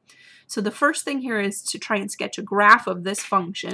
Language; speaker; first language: English; native; English